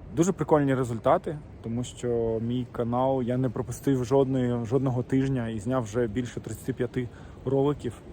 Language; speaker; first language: Ukrainian; non-native, local second language; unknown